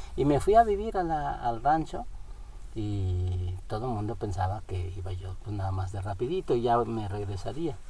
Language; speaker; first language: Spanish; non-native, local second language; Nahuatl languages